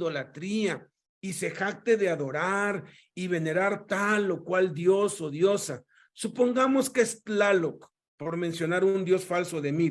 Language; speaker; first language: Spanish; native; Spanish